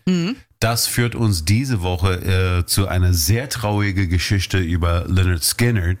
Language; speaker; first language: German; non-native, fluent; English